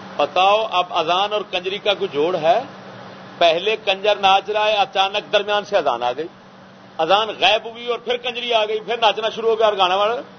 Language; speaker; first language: Urdu; non-native, local second language; Saraiki